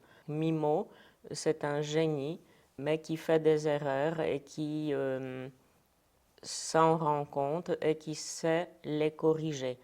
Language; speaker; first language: French; non-native, fluent; Polish